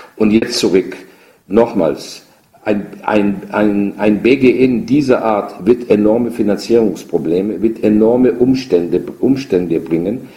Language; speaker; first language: German; native; German